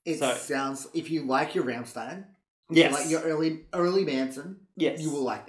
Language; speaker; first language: English; native; English